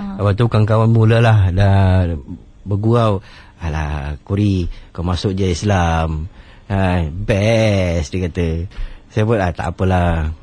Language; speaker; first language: Malay; non-native, local second language; Chinese